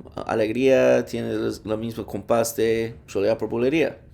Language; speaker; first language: Spanish; non-native, learner; English